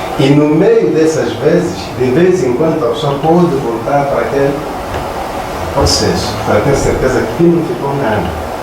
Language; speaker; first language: Portuguese; non-native, local second language; Makhuwa